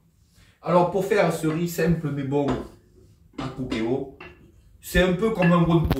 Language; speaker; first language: French; native; French